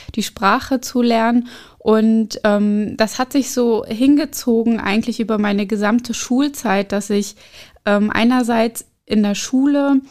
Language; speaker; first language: German; early bilingual, other home language; Arabic